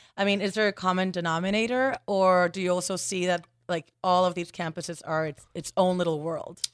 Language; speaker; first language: English; non-native, fluent; Spanish